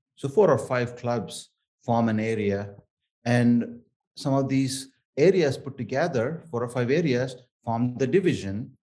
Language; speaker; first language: English; non-native, local second language; Tamil